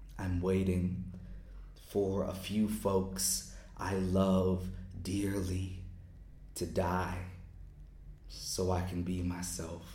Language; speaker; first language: English; native; English